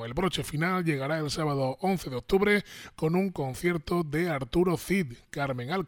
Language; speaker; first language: Spanish; native; Spanish